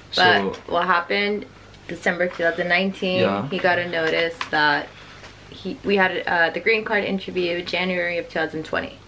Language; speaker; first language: English; native; English